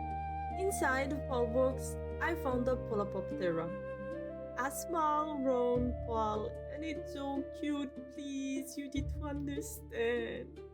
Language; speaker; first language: English; non-native, fluent; Spanish